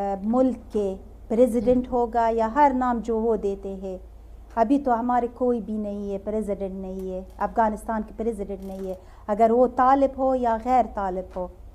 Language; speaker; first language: Hindi; non-native, learner; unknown